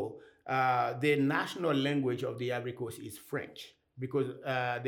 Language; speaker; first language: English; non-native, fluent; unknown